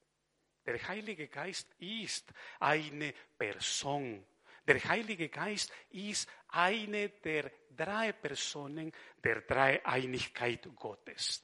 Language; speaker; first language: German; non-native, fluent; Spanish